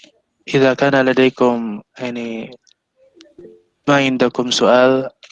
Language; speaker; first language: Arabic; non-native, fluent; Indonesian